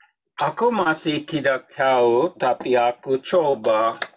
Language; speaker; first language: Indonesian; non-native, learner; English